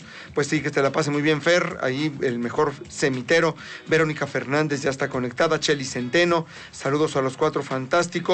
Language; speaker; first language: Spanish; native; Spanish